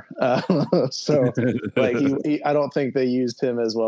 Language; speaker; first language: English; native; English